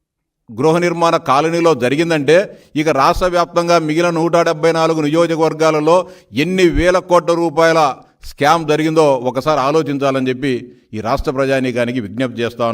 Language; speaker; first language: Telugu; native; Telugu